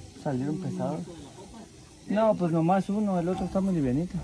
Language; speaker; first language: Spanish; native; Spanish